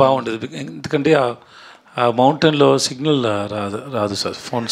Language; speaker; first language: Telugu; non-native, learner; Tamil